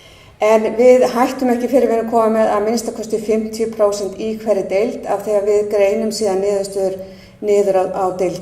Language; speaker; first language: Icelandic; native; Icelandic